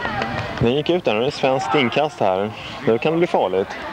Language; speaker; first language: Swedish; native; Swedish